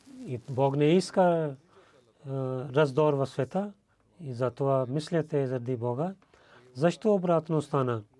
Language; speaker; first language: Bulgarian; non-native, learner; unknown